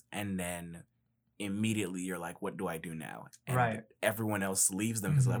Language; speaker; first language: English; native; English